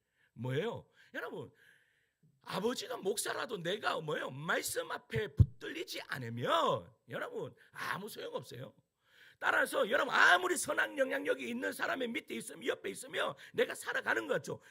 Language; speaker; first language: Korean; native; Korean